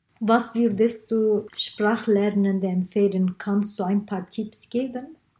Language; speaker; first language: German; non-native, fluent; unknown